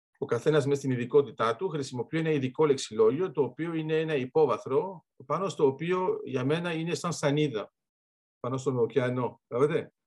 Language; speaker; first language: Greek; early bilingual, heritage; Greek